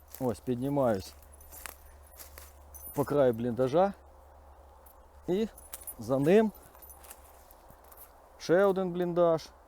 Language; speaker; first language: Ukrainian; native; Ukrainian